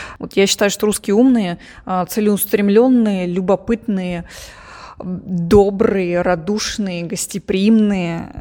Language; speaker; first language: Russian; native; Russian